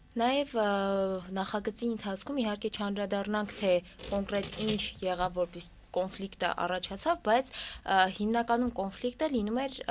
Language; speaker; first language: Armenian; native; Armenian